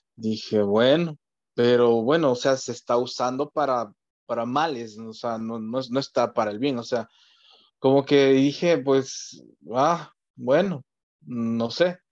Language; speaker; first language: Spanish; native; Spanish